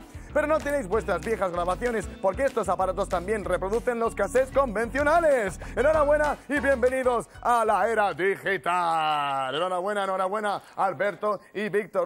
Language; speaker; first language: Spanish; native; Spanish